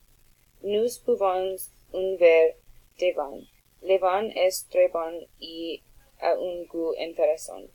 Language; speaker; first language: French; non-native, learner; English